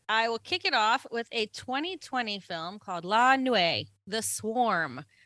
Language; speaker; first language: English; native; English